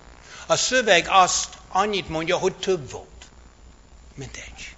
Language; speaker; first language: Hungarian; non-native, fluent; English